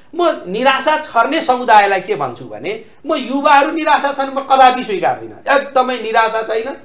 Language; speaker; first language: Nepali; native; Nepali